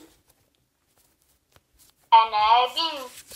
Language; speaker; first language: Arabic; non-native, learner; French